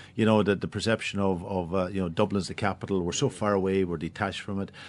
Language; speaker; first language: English; native; English